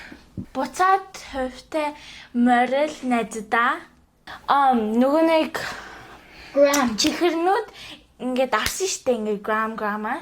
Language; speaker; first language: Mongolian; early bilingual, heritage; Mongolian